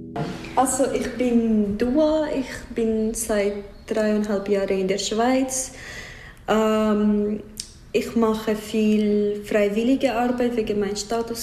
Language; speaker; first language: German; non-native, fluent; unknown